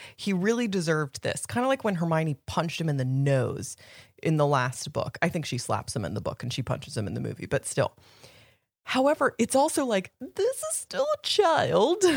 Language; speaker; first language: English; native; English